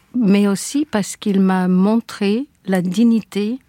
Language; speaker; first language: French; non-native, fluent; English